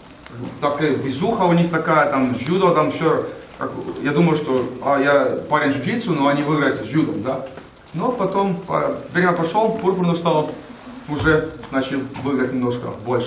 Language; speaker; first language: Russian; non-native, learner; Estonian